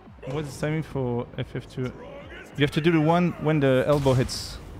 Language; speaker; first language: English; non-native, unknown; French